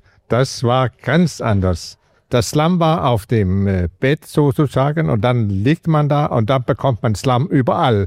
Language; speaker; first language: German; non-native, learner; Danish